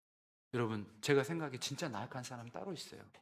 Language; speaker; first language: Korean; native; Korean